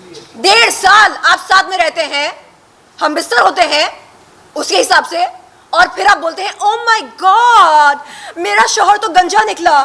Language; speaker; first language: Hindi; native; Hindi